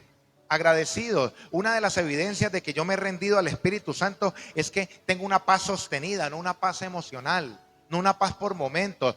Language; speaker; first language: Spanish; native; Spanish